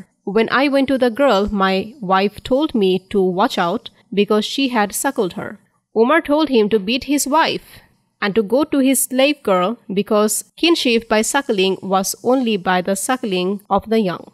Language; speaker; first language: English; non-native, fluent; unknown